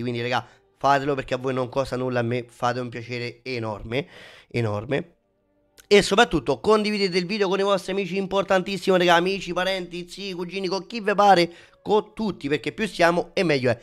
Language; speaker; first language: Italian; native; Italian